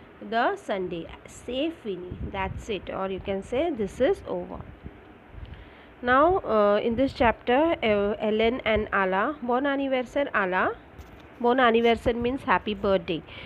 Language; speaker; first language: English; non-native, local second language; Marathi